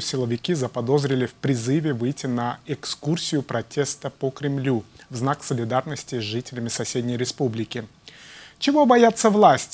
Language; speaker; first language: Russian; native; Russian